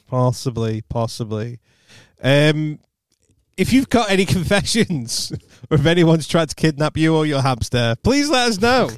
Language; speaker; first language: English; native; English